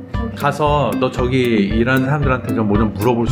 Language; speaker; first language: Korean; native; Korean